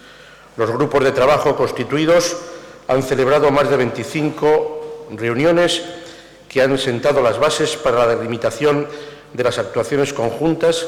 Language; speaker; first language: Spanish; native; Spanish